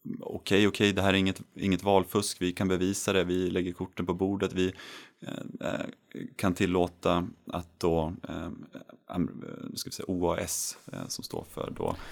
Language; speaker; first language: Swedish; native; Swedish